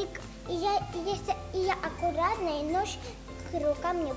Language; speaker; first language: Russian; non-native, learner; Tajik